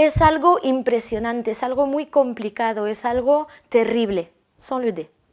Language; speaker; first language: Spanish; non-native, fluent; French